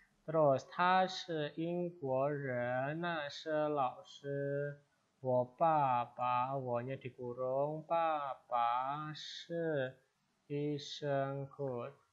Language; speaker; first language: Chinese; non-native, fluent; Indonesian